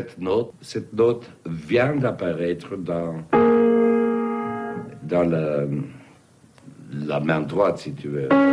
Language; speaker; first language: French; non-native, fluent; English